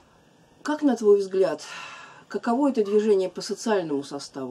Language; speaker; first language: Russian; native; Russian